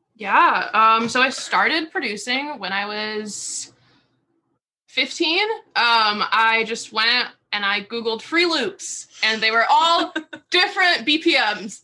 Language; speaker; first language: English; native; English